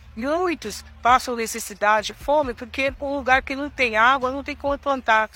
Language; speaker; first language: Portuguese; native; Portuguese